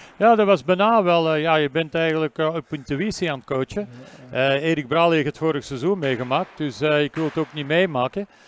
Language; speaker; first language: Dutch; native; Dutch